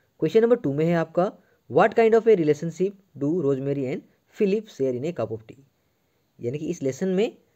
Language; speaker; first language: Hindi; non-native, local second language; Assamese